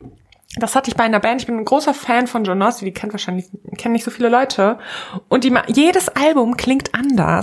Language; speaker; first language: German; native; German